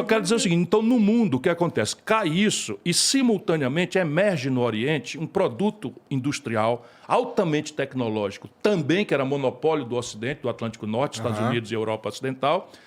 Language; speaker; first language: Portuguese; native; Portuguese